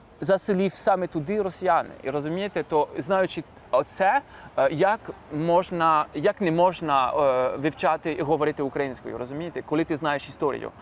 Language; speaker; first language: Ukrainian; non-native, fluent; French